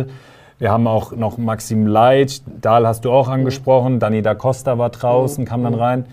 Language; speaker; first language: German; native; German